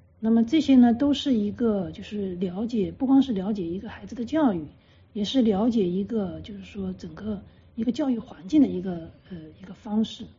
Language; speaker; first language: Chinese; native; Chinese